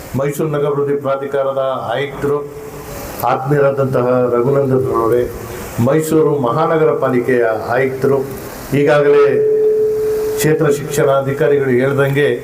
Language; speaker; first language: Kannada; non-native, local second language; Urdu